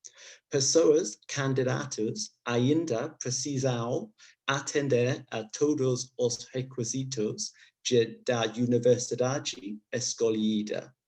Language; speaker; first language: Portuguese; non-native, learner; English